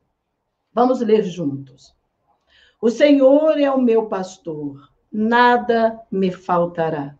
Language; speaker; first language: Portuguese; native; Portuguese